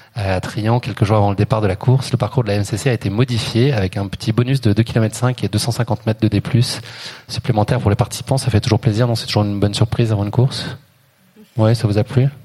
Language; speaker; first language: French; native; French